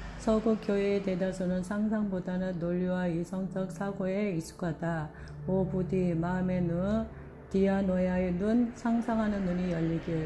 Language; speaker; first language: Korean; native; Korean